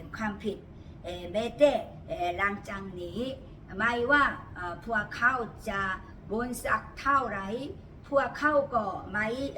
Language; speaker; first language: Thai; non-native, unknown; Korean